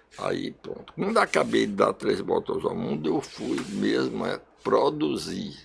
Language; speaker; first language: Portuguese; early bilingual, other home language; Russian